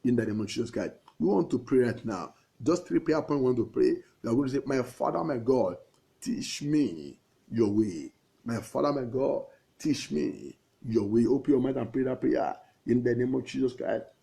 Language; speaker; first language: English; non-native, local second language; Yoruba